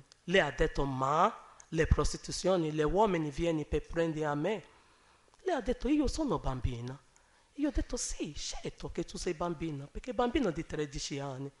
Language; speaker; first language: Italian; non-native, learner; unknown